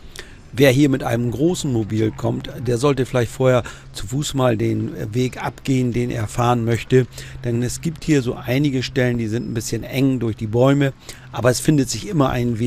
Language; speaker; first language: German; native; German